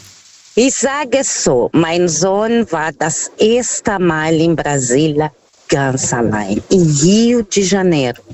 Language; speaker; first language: German; non-native, learner; Portuguese